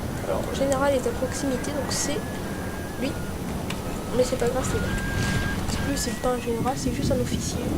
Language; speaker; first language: French; native; French